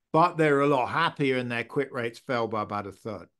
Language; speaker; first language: English; native; English